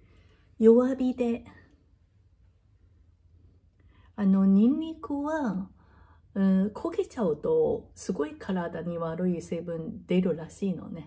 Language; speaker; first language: Japanese; non-native, learner; Chinese